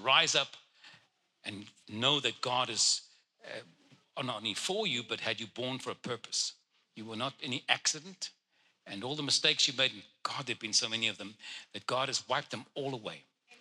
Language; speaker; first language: English; non-native, local second language; Afrikaans